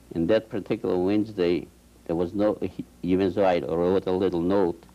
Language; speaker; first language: English; non-native, fluent; Polish